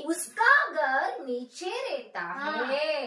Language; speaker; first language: Hindi; non-native, local second language; Tamil